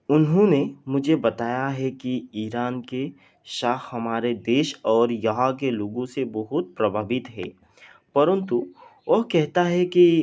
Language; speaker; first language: Hindi; non-native, local second language; Assamese